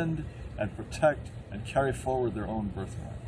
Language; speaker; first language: English; native; English